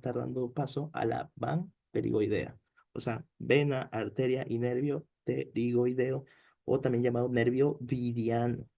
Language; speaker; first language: Spanish; native; Spanish